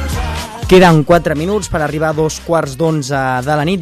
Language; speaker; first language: Catalan; native; Catalan